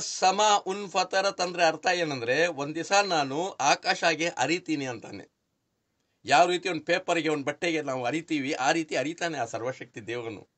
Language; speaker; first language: Kannada; non-native, local second language; Urdu